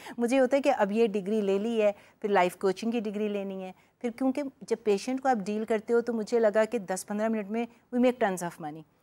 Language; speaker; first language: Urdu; non-native, local second language; Punjabi